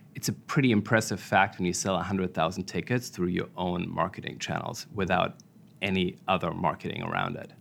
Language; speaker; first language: English; non-native, fluent; German